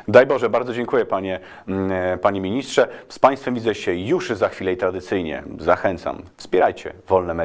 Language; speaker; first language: Polish; native; Polish